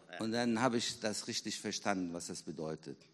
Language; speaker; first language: German; non-native, learner; Arabic